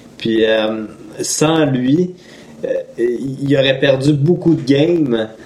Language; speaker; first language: French; native; French